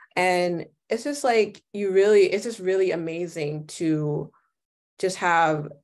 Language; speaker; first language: English; native; English